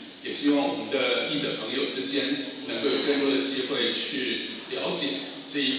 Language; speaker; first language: Chinese; native; Chinese